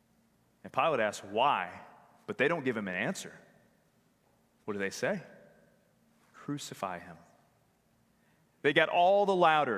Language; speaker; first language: English; native; English